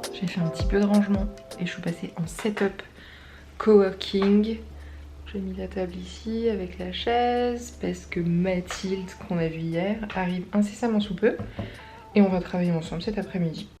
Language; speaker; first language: French; native; French